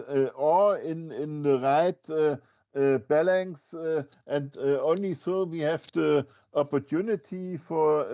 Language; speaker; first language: English; non-native, fluent; German